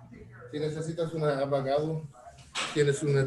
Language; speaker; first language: Spanish; early bilingual, heritage; Spanish